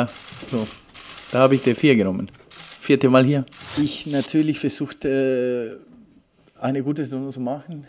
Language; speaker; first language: German; non-native, fluent; Spanish